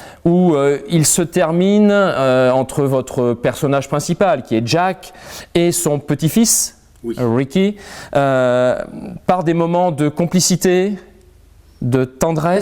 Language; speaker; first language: French; native; French